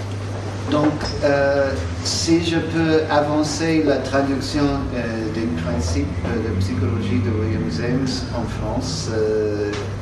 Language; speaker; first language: French; non-native, fluent; English